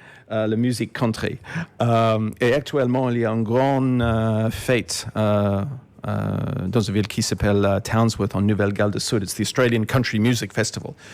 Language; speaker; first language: French; non-native, fluent; English